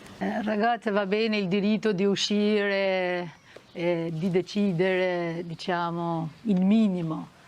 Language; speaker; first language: Italian; non-native, fluent; Albanian